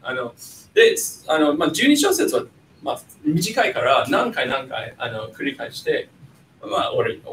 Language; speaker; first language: Japanese; non-native, fluent; English